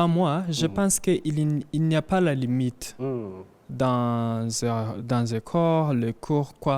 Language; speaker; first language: French; non-native, learner; Kinyarwanda